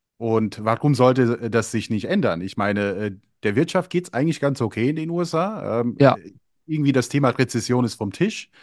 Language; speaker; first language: German; early bilingual, other home language; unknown